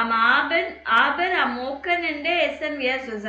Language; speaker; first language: German; non-native, fluent; Tamil